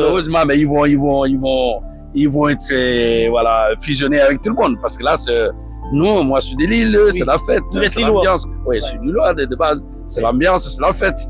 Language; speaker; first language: French; native; French